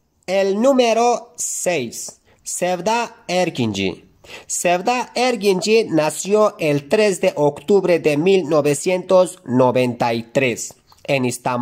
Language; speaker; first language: Spanish; non-native, fluent; Turkish